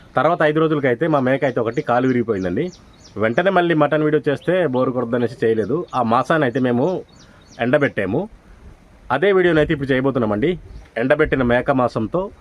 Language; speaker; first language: Telugu; non-native, local second language; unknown